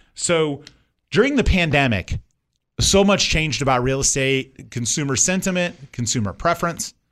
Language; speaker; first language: English; native; English